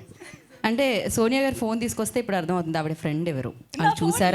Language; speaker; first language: Telugu; native; Telugu